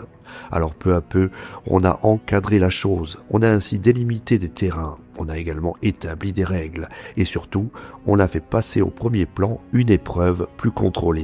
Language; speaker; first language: French; native; French